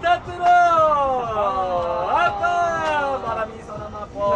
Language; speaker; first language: Filipino; non-native, learner; Japanese